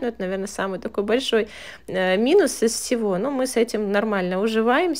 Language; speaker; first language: Russian; native; Russian